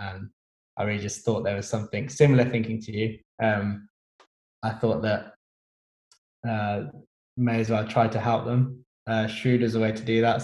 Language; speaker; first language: English; native; English